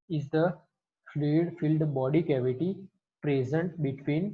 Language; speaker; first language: English; non-native, local second language; Gujarati